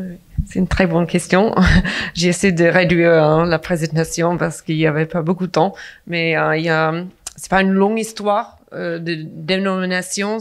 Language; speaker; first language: French; non-native, fluent; English